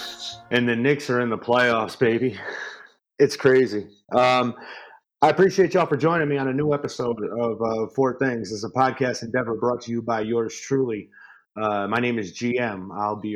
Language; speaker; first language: English; native; English